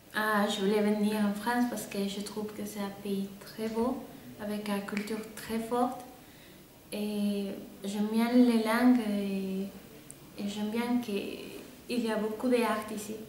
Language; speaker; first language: French; non-native, fluent; Spanish